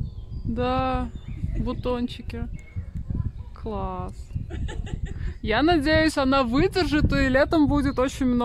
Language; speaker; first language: Russian; native; Russian